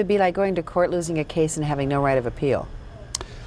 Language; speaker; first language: English; native; English